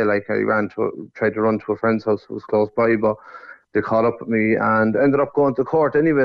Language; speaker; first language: English; native; English